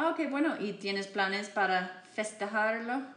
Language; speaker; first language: Spanish; non-native, learner; English